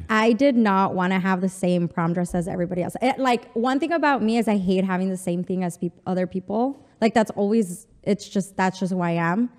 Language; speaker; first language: English; early bilingual, other home language; Spanish